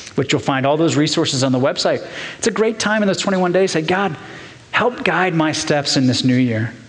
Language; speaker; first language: English; native; English